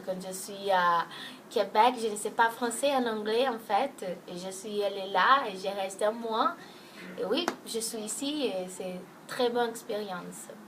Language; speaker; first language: French; non-native, learner; Portuguese